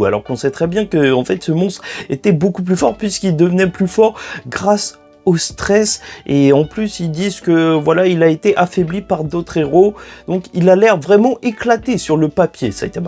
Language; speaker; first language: French; native; French